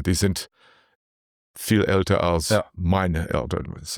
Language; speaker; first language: German; non-native, learner; English